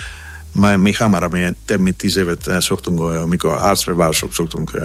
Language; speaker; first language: Hungarian; non-native, fluent; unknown